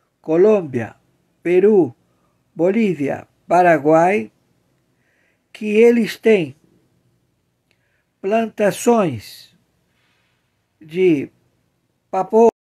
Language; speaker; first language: Portuguese; native; Portuguese